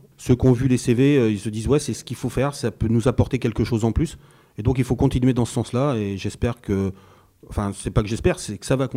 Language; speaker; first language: French; native; French